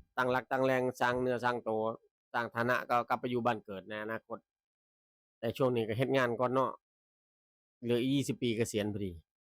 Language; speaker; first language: Thai; native; Thai